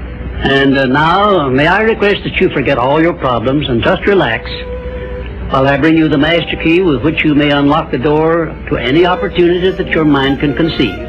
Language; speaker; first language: English; native; English